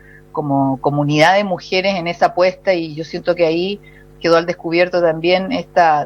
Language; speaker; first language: Spanish; native; Spanish